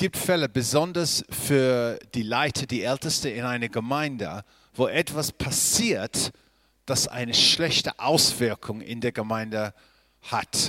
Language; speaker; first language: German; non-native, fluent; English